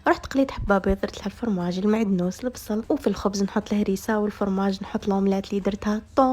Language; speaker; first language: Arabic; native; Arabic